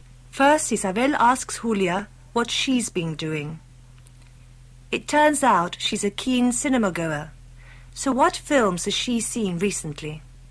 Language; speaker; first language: English; native; English